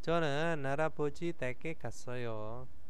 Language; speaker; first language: Korean; non-native, fluent; Indonesian